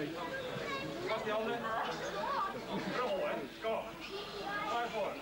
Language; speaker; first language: Dutch; native; Dutch